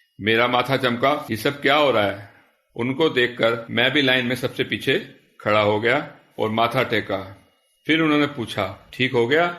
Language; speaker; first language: Hindi; native; Hindi